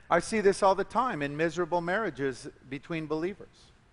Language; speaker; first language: English; native; English